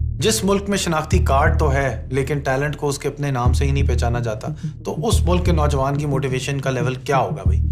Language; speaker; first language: Urdu; native; Urdu